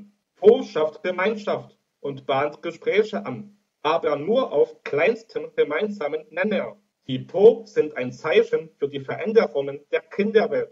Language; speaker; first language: German; native; German